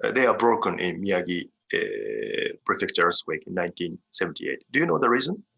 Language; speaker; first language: English; non-native, fluent; Japanese